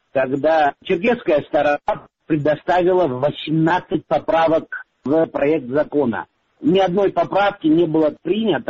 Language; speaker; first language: Russian; non-native, local second language; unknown